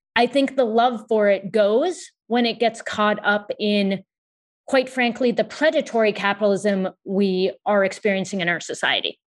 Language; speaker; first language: English; native; English